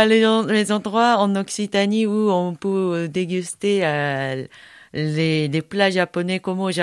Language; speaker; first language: French; non-native, fluent; Japanese